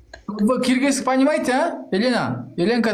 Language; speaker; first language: Russian; non-native, learner; Kyrgyz